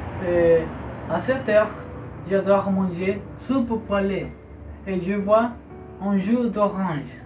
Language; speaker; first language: French; non-native, learner; Spanish